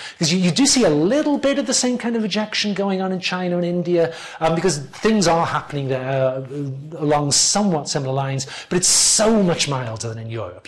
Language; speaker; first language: English; native; English